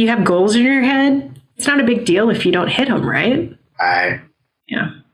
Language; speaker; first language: English; native; English